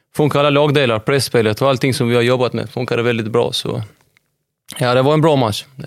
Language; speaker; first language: Swedish; early bilingual, other home language; Albanian